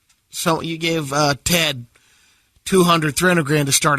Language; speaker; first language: English; native; English